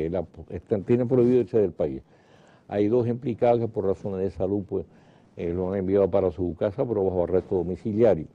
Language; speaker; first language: Spanish; native; Spanish